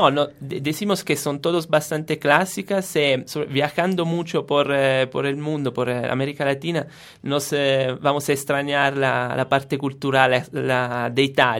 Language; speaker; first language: Spanish; non-native, fluent; Italian